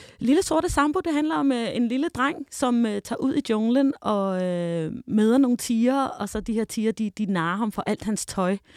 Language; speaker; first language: Danish; early bilingual, heritage; Danish